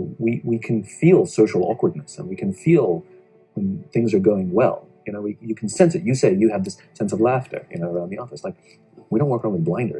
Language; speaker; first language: English; native; English